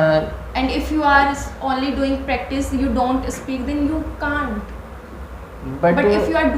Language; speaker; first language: English; non-native, learner; Hindi